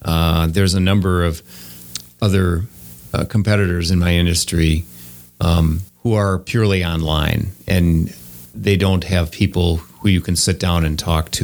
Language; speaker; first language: English; native; English